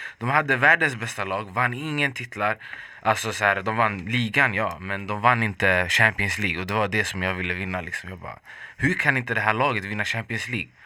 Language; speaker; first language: Swedish; early bilingual, other home language; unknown